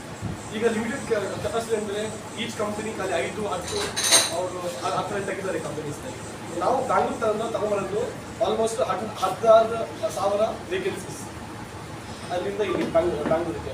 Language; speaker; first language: Kannada; non-native, local second language; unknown